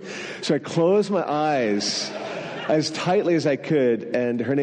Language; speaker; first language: English; non-native, fluent; French